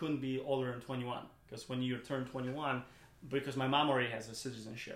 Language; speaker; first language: English; non-native, fluent; German